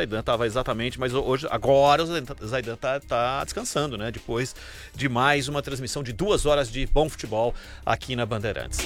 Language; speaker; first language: Portuguese; native; Portuguese